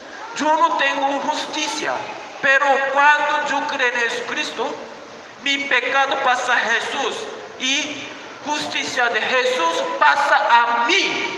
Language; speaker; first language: Spanish; non-native, learner; Korean